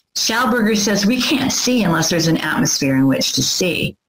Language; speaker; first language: English; native; English